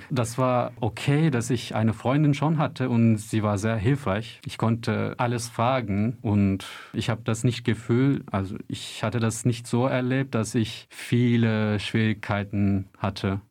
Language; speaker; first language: German; non-native, fluent; Turkish